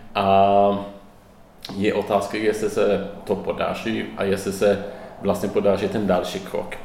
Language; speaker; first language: Czech; non-native, fluent; Swedish